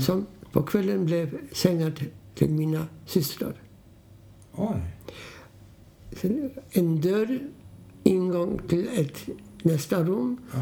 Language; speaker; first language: Swedish; non-native, fluent; Polish